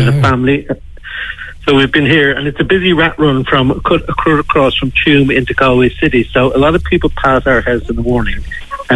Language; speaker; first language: English; native; English